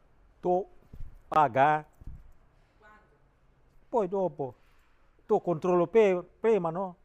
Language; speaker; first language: Italian; non-native, learner; Filipino